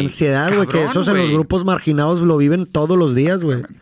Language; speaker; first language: Spanish; native; Spanish